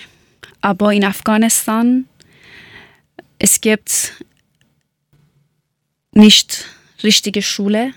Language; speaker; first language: German; non-native, learner; Persian